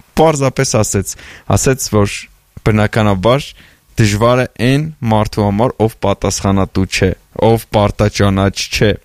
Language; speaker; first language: Armenian; native; Armenian